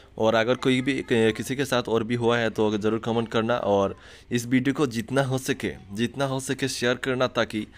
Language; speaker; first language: Hindi; non-native, local second language; Bangla